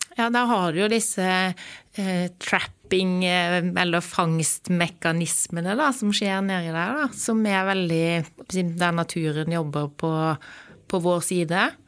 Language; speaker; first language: Norwegian; native; Norwegian